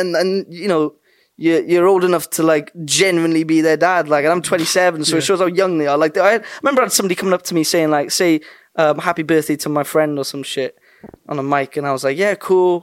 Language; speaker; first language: English; native; English